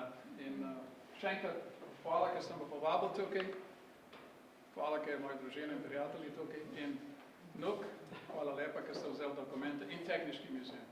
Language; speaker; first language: Slovenian; early bilingual, heritage; Slovenian